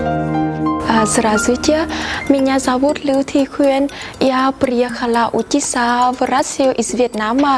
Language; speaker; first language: Russian; non-native, fluent; Vietnamese